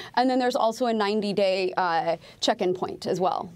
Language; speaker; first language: English; native; English